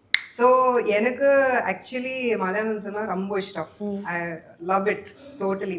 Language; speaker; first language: Tamil; non-native, local second language; Hindi